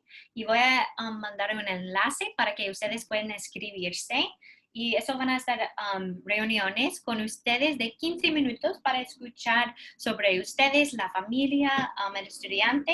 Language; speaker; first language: Spanish; non-native, learner; English